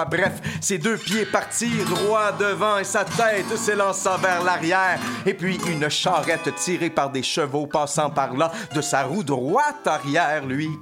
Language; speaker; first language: French; native; French